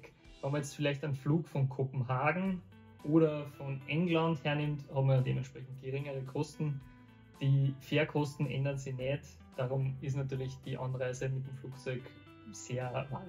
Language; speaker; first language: German; native; German